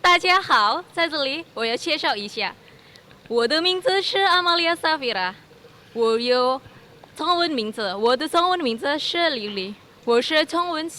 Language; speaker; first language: Chinese; non-native, fluent; Indonesian